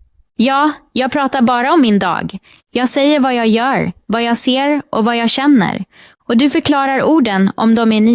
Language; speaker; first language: Swedish; non-native, fluent; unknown